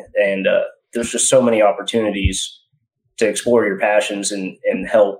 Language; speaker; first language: English; native; English